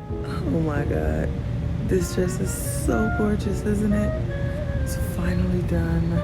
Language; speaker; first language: English; native; English